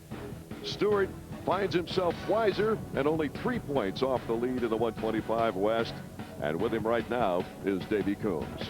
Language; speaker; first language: English; native; English